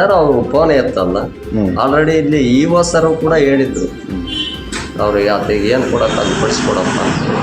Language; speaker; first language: Kannada; native; Kannada